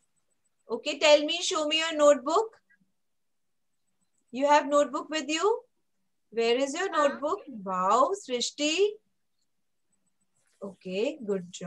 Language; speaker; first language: English; non-native, local second language; Hindi